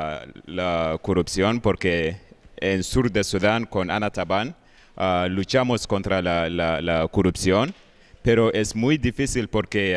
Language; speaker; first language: Spanish; non-native, learner; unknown